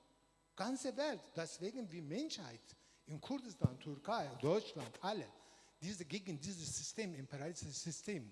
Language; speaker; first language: German; non-native, learner; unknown